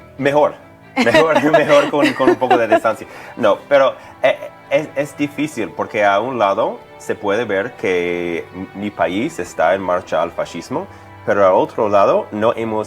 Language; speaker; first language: Spanish; non-native, fluent; English